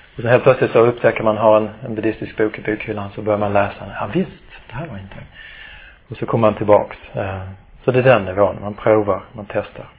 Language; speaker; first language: Swedish; native; Swedish